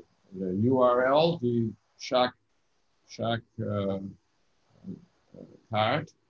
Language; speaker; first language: French; non-native, learner; English